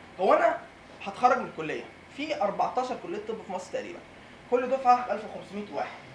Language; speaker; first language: Arabic; native; Arabic